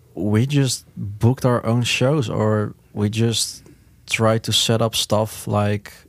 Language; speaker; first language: English; non-native, fluent; Dutch